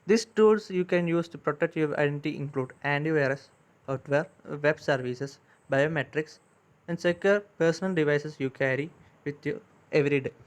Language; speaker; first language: English; non-native, local second language; Malayalam